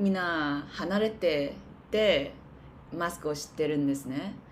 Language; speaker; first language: Japanese; non-native, learner; English